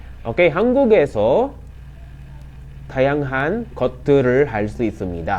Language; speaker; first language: Korean; non-native, fluent; Filipino